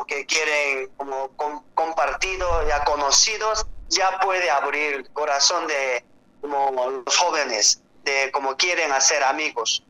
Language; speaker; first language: Spanish; non-native, learner; Korean